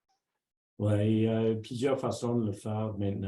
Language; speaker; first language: French; non-native, local second language; English